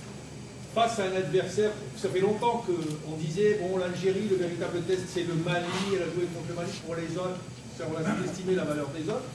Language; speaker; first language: French; native; French